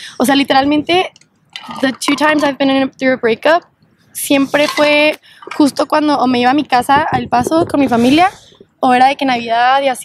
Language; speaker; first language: Spanish; native; Spanish